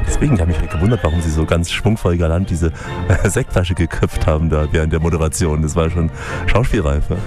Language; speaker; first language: German; native; German